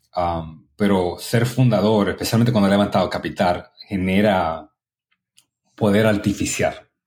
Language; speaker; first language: Spanish; early bilingual, other home language; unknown